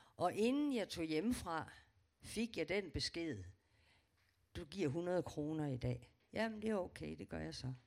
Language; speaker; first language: Danish; native; Danish